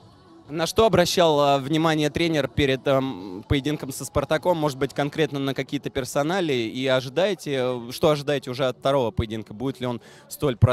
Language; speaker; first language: Russian; native; Russian